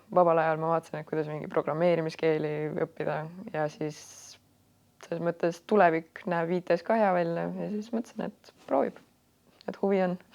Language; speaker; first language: Estonian; non-native, local second language; Russian